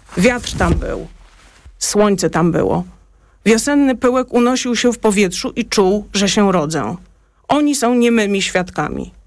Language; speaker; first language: Polish; native; Polish